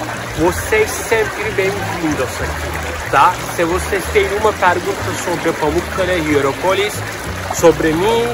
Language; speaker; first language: Portuguese; non-native, learner; Turkish